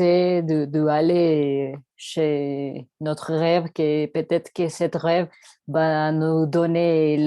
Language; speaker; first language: French; non-native, learner; Spanish